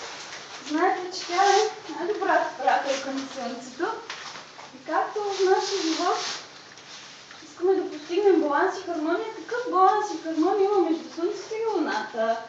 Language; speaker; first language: Bulgarian; native; Bulgarian